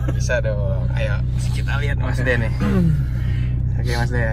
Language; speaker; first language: Indonesian; native; Indonesian